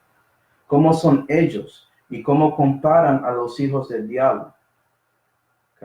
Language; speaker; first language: Spanish; non-native, fluent; English